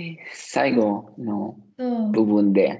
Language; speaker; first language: Japanese; non-native, learner; Italian